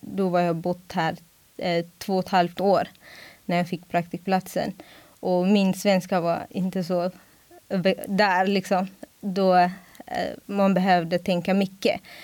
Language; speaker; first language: Swedish; non-native, fluent; Amharic